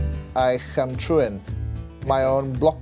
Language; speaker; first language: Welsh; non-native, learner; English